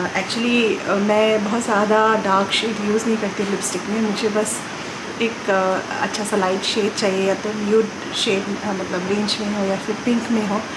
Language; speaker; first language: Hindi; non-native, local second language; Assamese